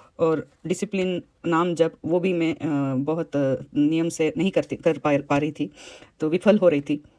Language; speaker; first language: Hindi; non-native, local second language; Tamil